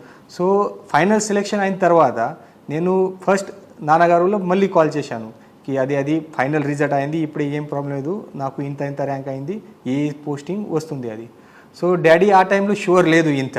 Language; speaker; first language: Telugu; non-native, fluent; Marathi